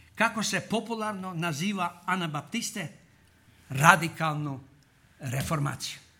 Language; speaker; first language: Croatian; native; Croatian